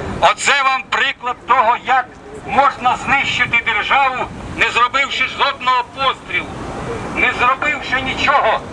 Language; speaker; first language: Ukrainian; native; Ukrainian